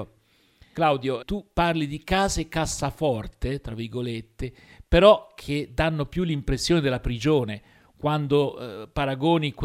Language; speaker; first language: Italian; native; Italian